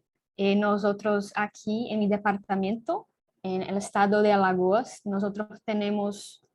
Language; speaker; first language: Spanish; non-native, fluent; Portuguese